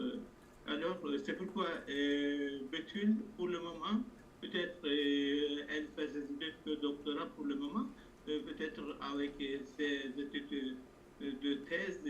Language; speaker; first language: French; non-native, fluent; Turkish